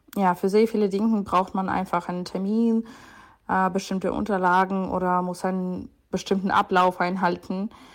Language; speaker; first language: German; non-native, fluent; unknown